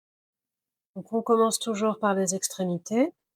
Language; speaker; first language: French; native; French